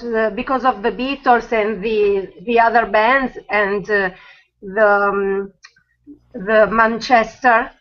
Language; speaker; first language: English; non-native, learner; Italian